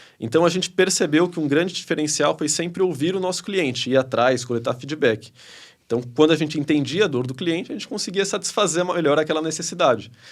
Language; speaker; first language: Portuguese; early bilingual, other home language; Spanish